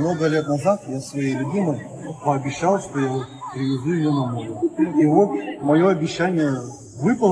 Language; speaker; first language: Russian; native; Russian